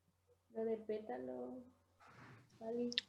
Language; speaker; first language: Spanish; native; Spanish